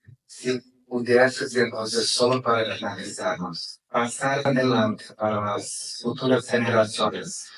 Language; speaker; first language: Spanish; non-native, fluent; Portuguese